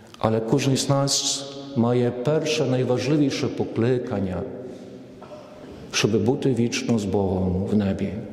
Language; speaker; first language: Polish; non-native, learner; Ukrainian